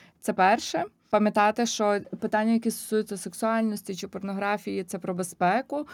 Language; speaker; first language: Ukrainian; native; Ukrainian